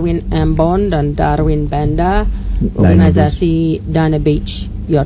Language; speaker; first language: Indonesian; non-native, learner; English